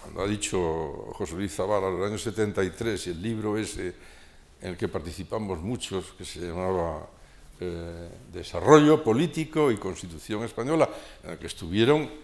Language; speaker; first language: Spanish; native; Spanish